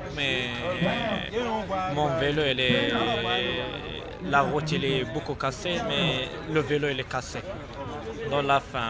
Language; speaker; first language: French; non-native, learner; Arabic